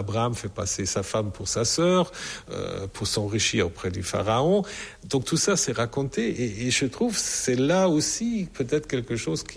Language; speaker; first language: French; non-native, fluent; German